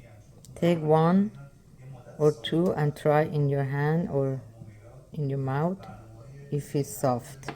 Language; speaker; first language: English; non-native, learner; Persian